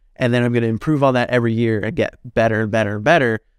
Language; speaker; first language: English; native; English